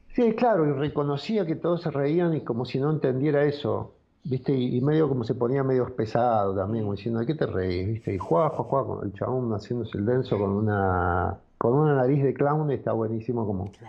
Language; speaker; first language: Spanish; native; Spanish